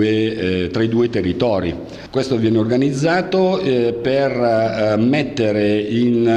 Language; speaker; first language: Italian; native; Italian